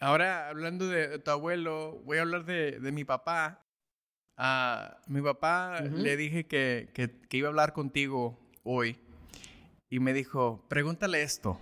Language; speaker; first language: Spanish; early bilingual, heritage; Spanish